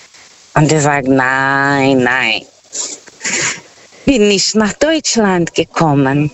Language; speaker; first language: German; non-native, learner; Portuguese